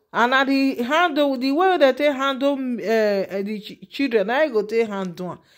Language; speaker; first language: Nigerian Pidgin; native; Nigerian Pidgin